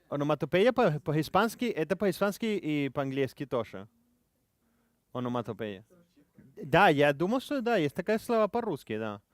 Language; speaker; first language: Russian; non-native, learner; Spanish